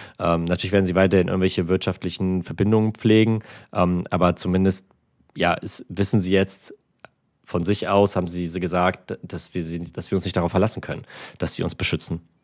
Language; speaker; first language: German; early bilingual, other home language; Armenian